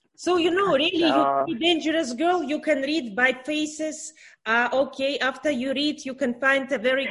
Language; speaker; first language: English; non-native, learner; Russian